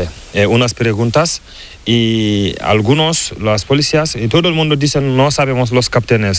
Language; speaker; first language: Spanish; non-native, learner; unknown